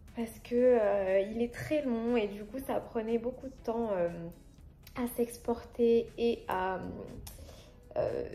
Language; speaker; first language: French; native; French